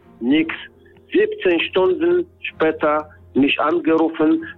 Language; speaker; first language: German; non-native, learner; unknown